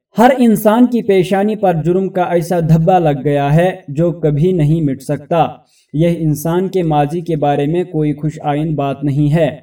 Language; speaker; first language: Urdu; native; Urdu